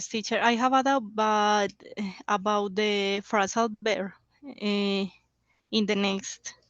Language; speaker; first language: English; non-native, learner; Spanish